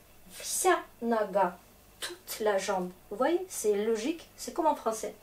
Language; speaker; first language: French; non-native, fluent; Russian